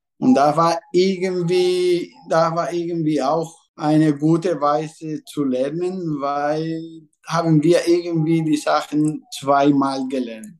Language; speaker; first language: German; non-native, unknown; Spanish